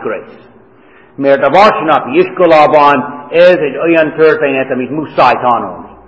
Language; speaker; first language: Hungarian; non-native, fluent; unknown